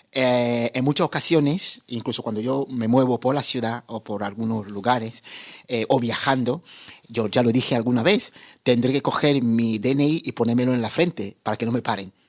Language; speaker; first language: Spanish; non-native, fluent; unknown